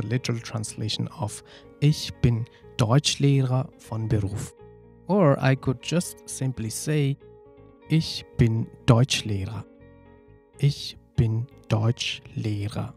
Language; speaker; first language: German; non-native, fluent; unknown